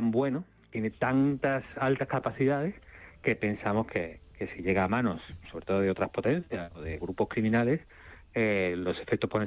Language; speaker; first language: Spanish; native; Spanish